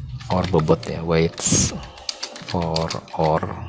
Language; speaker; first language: English; non-native, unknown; Indonesian